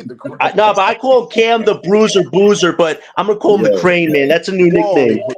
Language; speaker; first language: English; native; English